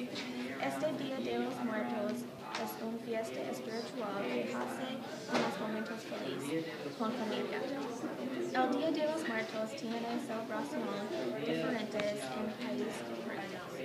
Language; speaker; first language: Spanish; non-native, learner; English